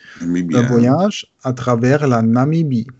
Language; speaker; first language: French; non-native, learner; German